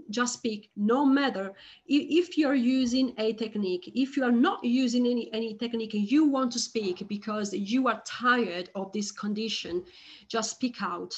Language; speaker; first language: English; non-native, fluent; Italian